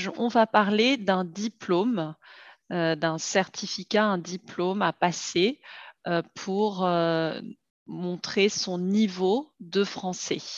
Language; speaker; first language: French; native; French